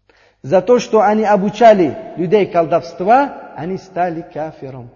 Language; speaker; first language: Russian; non-native, learner; Uzbek